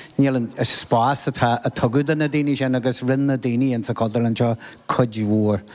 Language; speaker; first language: Irish; non-native, local second language; English